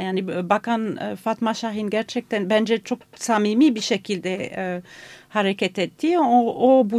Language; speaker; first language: Turkish; non-native, fluent; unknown